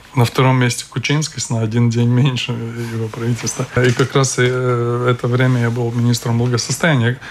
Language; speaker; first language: Russian; non-native, local second language; Latvian